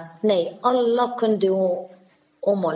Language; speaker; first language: Swedish; non-native, learner; Arabic